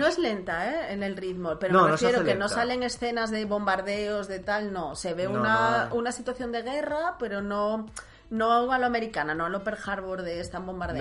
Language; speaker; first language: Spanish; native; Spanish